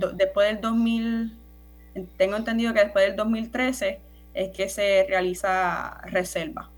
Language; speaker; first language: Spanish; native; Spanish